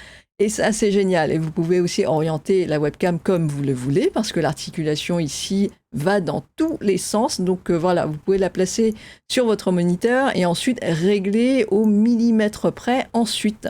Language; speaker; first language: French; native; French